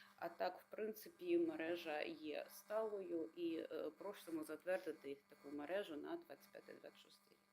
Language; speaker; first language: Ukrainian; native; Ukrainian